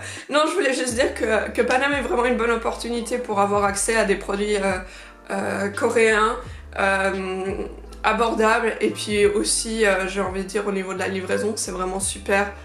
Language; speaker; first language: French; native; French